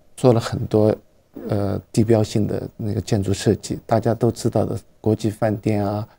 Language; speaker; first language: Chinese; native; Chinese